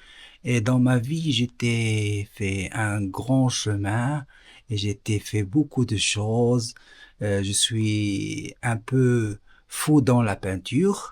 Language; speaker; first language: French; non-native, learner; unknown